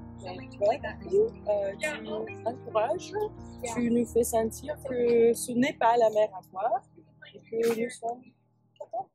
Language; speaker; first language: French; non-native, fluent; English